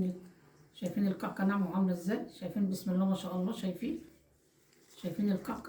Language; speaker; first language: Arabic; native; Arabic